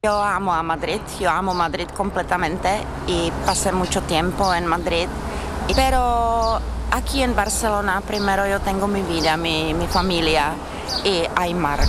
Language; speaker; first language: Spanish; non-native, fluent; Czech